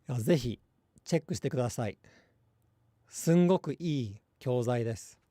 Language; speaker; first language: Japanese; non-native, fluent; English